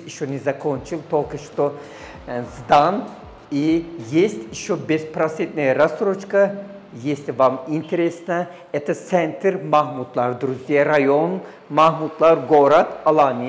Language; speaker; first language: Russian; non-native, learner; Turkish